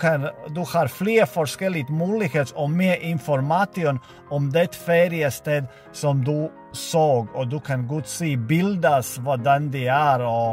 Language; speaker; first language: Norwegian; non-native, learner; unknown